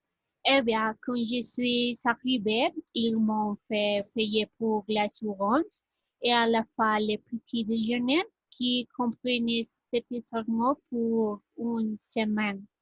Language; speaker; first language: French; non-native, learner; Spanish